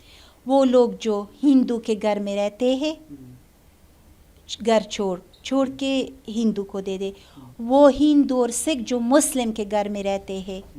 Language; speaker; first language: Hindi; non-native, learner; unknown